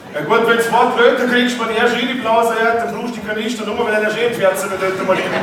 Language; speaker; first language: German; native; German